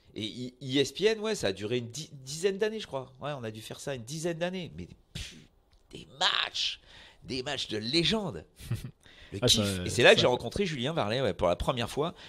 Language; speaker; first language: French; native; French